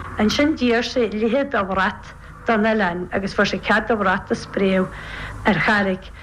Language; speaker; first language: Irish; native; Irish